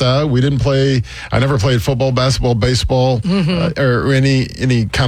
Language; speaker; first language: English; native; English